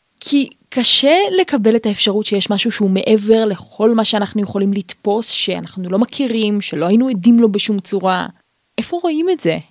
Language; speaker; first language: Hebrew; native; Hebrew